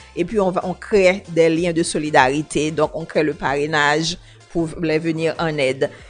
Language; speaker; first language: French; non-native, local second language; Haitian Creole